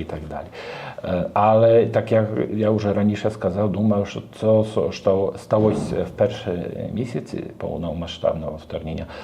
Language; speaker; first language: Ukrainian; non-native, learner; Polish